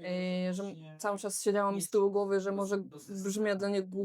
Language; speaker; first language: Polish; non-native, fluent; Belarusian